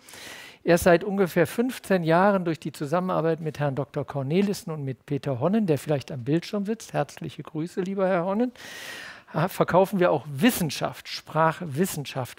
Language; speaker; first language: German; native; German